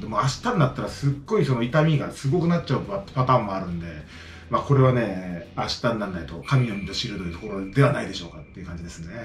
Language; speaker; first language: Japanese; native; Japanese